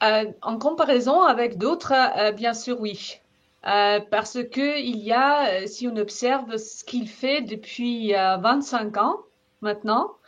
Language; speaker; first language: French; non-native, fluent; German